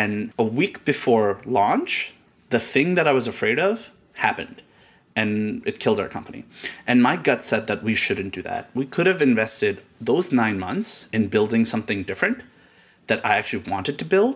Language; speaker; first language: English; non-native, local second language; Urdu